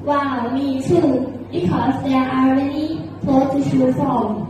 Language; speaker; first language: English; non-native, learner; Thai